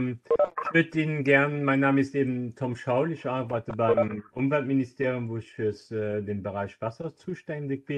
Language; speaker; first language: German; non-native, local second language; Luxembourgish